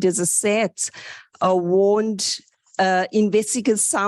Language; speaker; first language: Portuguese; non-native, fluent; English